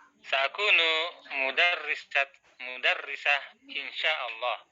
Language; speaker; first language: Arabic; non-native, learner; Indonesian